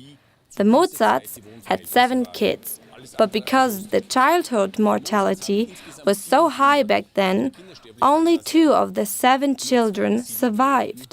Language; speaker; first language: English; non-native, fluent; German